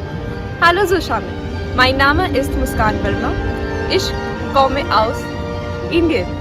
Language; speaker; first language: German; non-native, learner; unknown